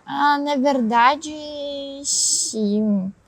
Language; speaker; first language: Portuguese; non-native, learner; Russian